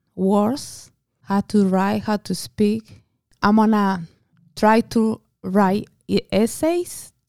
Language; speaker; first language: English; non-native, learner; Spanish